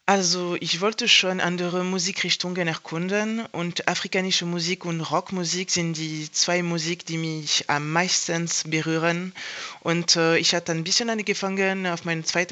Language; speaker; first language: German; non-native, fluent; French